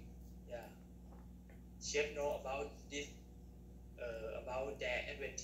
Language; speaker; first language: English; non-native, learner; Thai